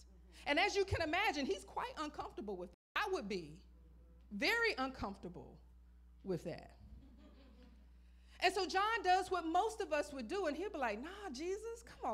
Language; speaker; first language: English; native; English